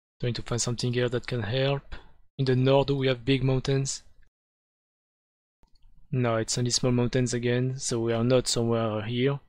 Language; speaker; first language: English; non-native, fluent; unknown